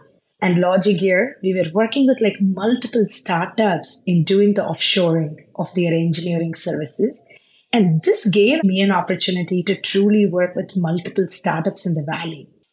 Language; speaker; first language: English; non-native, local second language; Tamil